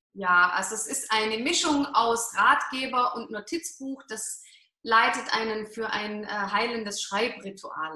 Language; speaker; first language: German; native; German